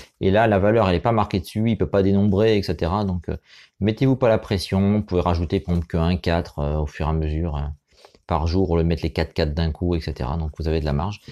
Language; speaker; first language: French; native; French